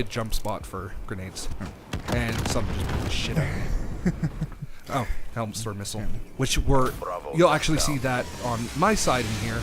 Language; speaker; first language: English; native; English